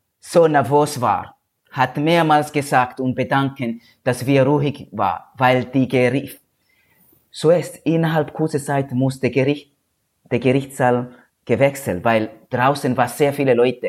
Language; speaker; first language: German; non-native, learner; Swahili